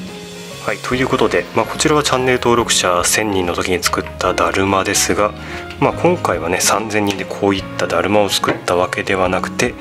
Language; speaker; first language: Japanese; native; Japanese